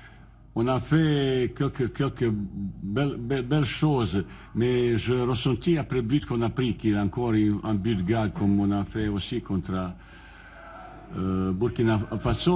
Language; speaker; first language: French; non-native, learner; Bosnian